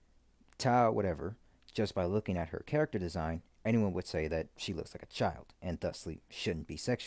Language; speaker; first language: English; native; English